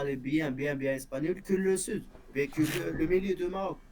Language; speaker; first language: French; non-native, local second language; Berber languages